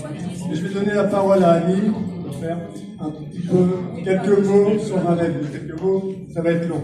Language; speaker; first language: French; native; French